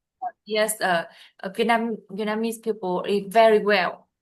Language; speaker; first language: English; non-native, learner; Vietnamese